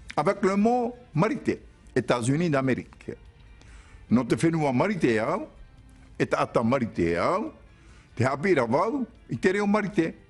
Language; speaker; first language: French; native; French